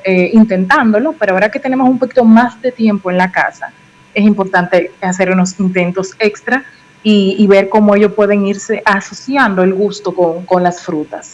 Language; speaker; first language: Spanish; native; Spanish